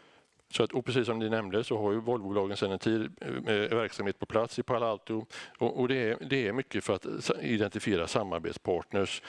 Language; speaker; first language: Swedish; native; Swedish